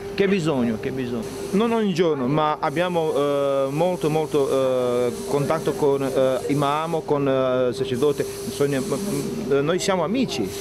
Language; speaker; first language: Italian; non-native, learner; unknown